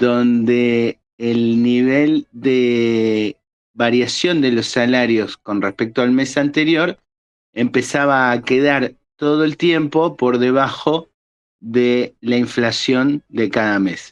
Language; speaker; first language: Spanish; native; Spanish